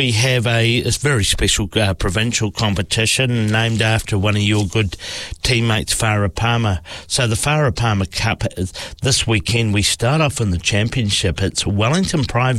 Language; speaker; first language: English; native; English